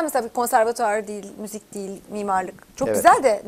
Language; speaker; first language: Turkish; native; Turkish